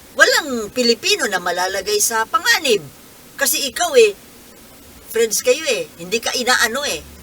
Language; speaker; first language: Filipino; non-native, local second language; Bikol